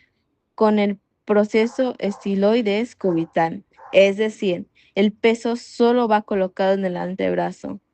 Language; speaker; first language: Spanish; native; Spanish